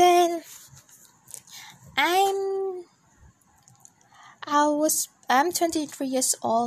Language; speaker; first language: English; non-native, local second language; Malay